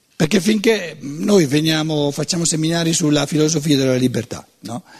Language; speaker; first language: Italian; native; Italian